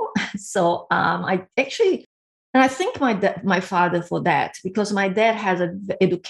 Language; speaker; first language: English; non-native, fluent; Portuguese